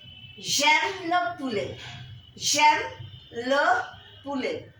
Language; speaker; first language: French; non-native, fluent; Bangla